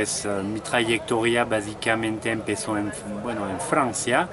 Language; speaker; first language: Spanish; non-native, fluent; French